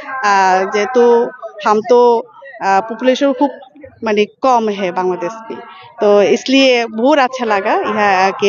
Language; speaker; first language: Hindi; non-native, learner; Bangla